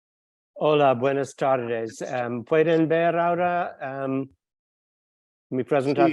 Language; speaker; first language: Spanish; non-native, fluent; English